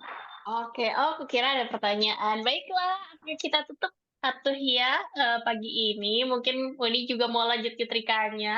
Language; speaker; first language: Indonesian; native; Indonesian